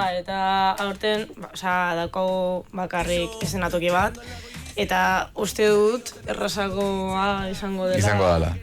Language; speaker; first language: Basque; non-native, local second language; Spanish